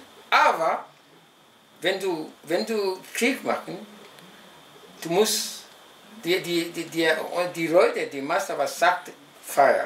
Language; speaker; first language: German; non-native, local second language; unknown